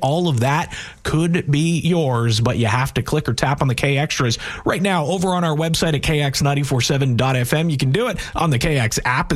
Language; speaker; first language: English; native; English